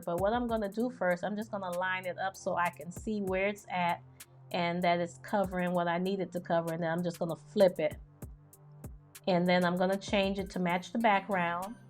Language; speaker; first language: English; native; English